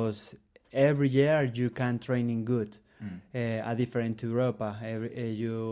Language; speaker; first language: English; non-native, learner; Spanish